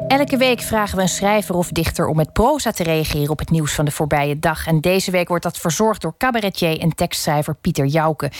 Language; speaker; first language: Dutch; native; Dutch